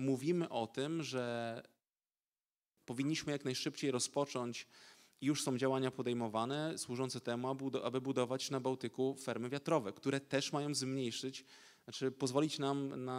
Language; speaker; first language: Polish; native; Polish